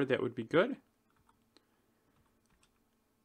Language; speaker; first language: English; native; English